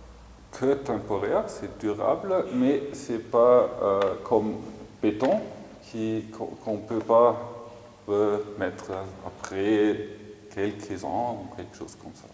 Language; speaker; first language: French; non-native, fluent; German